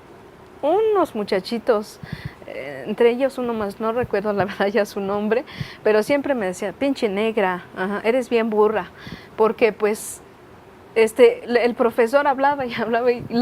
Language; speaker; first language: Spanish; non-native, local second language; Nahuatl languages